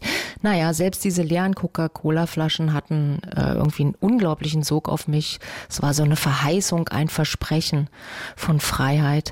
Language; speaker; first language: German; native; German